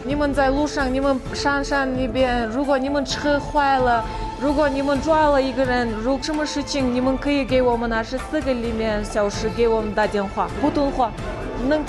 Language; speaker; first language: Chinese; non-native, learner; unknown